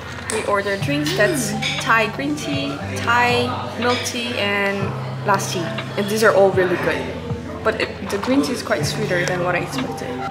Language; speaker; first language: English; non-native, fluent; Korean